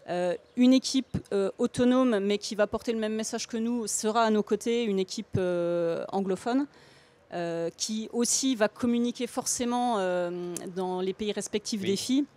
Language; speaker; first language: French; native; French